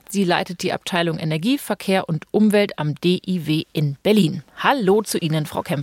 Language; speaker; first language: German; native; German